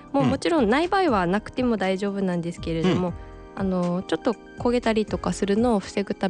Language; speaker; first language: Japanese; native; Japanese